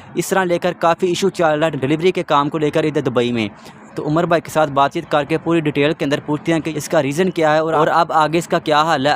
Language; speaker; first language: Urdu; non-native, local second language; Punjabi